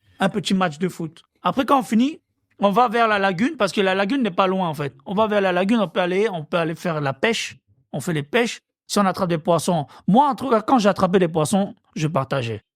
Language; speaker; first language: French; non-native, local second language; Korean